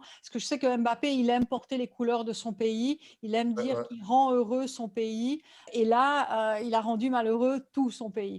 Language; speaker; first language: French; native; French